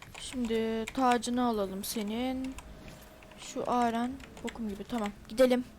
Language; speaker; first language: Turkish; native; Turkish